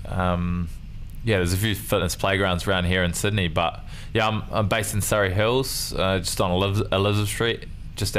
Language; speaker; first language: English; native; English